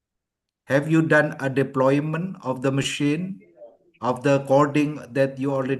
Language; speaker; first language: English; non-native, learner; Indonesian